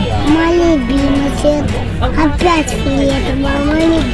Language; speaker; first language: Russian; early bilingual, heritage; Russian